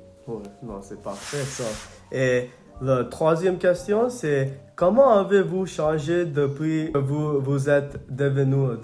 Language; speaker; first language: French; non-native, learner; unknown